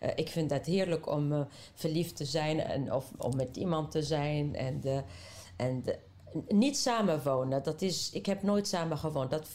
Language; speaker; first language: Dutch; non-native, fluent; Arabic